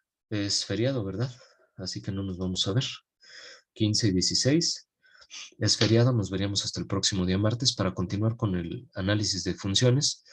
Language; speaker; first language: Spanish; native; Spanish